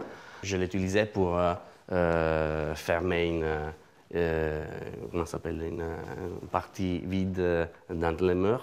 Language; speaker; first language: French; non-native, learner; Italian